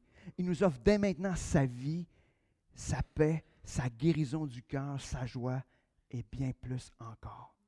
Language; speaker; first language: French; native; French